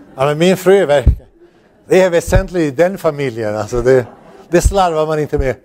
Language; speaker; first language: Swedish; non-native, fluent; Bosnian